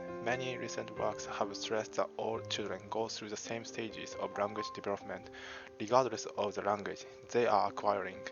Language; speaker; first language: English; non-native, fluent; Japanese